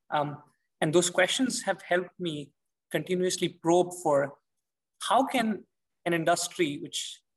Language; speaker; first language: English; non-native, local second language; Hindi